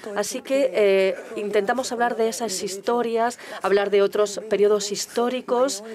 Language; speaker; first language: Spanish; non-native, fluent; Turkish